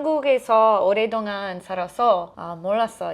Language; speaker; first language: Korean; non-native, learner; English